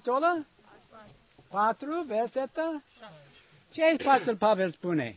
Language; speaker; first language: Romanian; non-native, learner; English